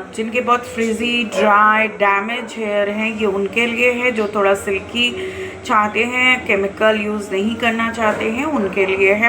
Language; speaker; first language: Hindi; non-native, local second language; Bangla